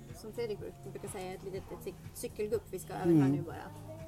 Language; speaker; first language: Swedish; native; Swedish